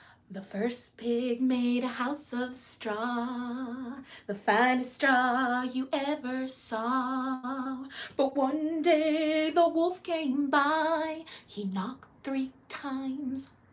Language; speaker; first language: English; early bilingual, other home language; Spanish